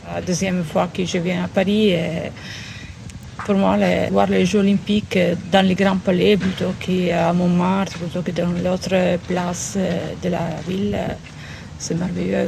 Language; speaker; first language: French; non-native, learner; Italian